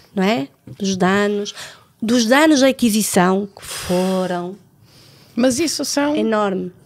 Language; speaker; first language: Portuguese; early bilingual, other home language; French